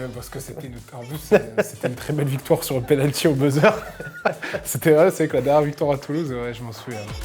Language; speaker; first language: French; native; French